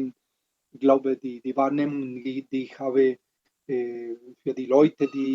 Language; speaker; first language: German; non-native, fluent; Spanish